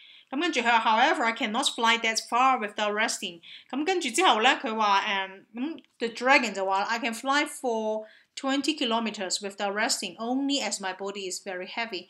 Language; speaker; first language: English; non-native, local second language; Cantonese